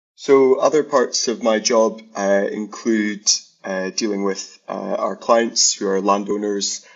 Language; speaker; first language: English; native; English